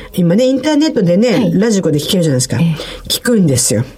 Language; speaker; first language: Japanese; native; Japanese